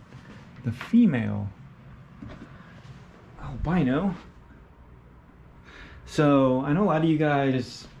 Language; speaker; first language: English; native; English